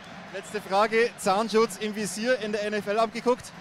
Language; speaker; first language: German; native; German